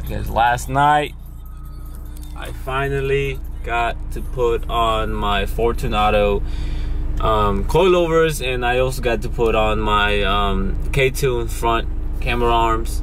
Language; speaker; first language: English; native; English